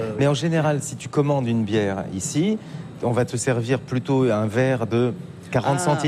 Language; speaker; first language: French; native; French